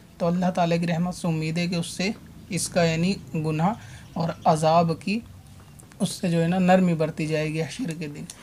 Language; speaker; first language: Urdu; native; Urdu